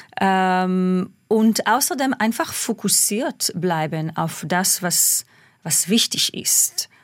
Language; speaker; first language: German; non-native, fluent; Hebrew